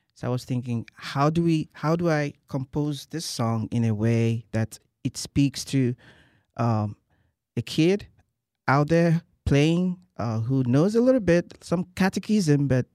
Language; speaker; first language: English; non-native, local second language; Igbo